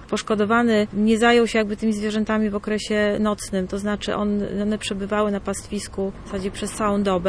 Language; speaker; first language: Polish; native; Polish